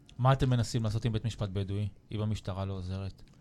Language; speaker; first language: Hebrew; native; Hebrew